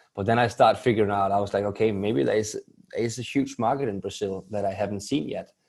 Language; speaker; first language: English; non-native, fluent; Danish